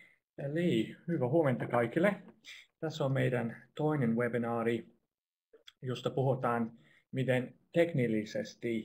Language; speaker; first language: Finnish; non-native, fluent; English